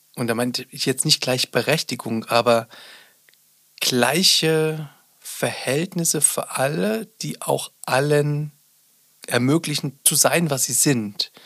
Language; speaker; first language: German; native; German